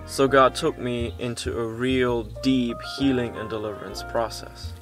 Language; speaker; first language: English; early bilingual, heritage; German